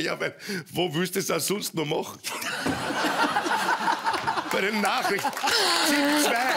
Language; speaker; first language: German; native; German